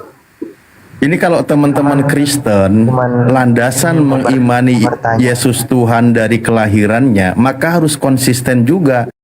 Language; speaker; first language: Indonesian; native; Indonesian